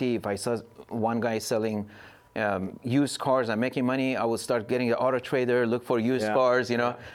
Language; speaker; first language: English; non-native, fluent; Persian